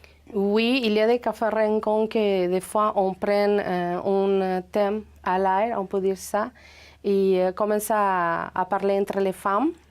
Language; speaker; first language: French; non-native, fluent; Spanish